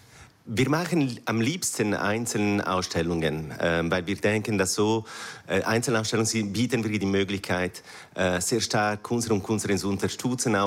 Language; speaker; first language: German; non-native, fluent; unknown